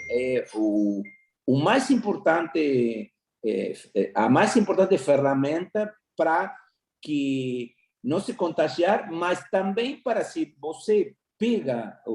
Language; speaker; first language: Portuguese; non-native, fluent; Spanish